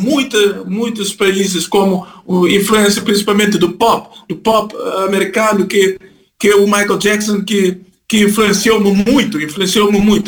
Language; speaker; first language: Portuguese; non-native, fluent; Kabuverdianu